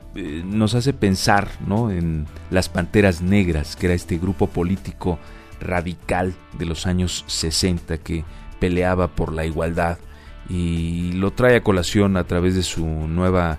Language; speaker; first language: Spanish; native; Spanish